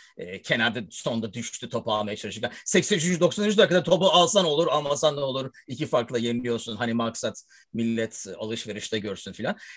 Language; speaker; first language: Turkish; early bilingual, heritage; Turkish